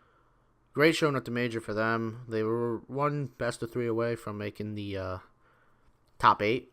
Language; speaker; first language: English; native; English